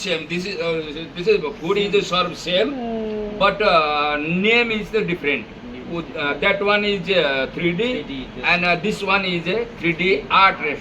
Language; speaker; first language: English; non-native, learner; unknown